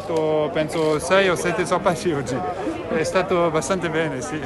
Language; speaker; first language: Italian; non-native, learner; French